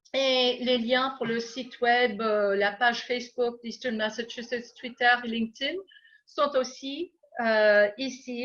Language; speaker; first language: French; non-native, fluent; English